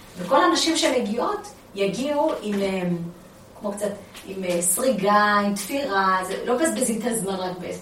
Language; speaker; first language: Hebrew; early bilingual, other home language; Amharic